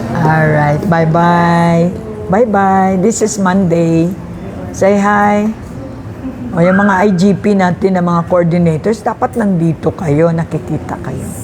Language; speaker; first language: Filipino; non-native, local second language; Hiligaynon